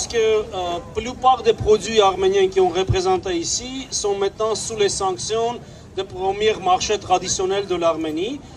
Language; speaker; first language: French; non-native, fluent; Armenian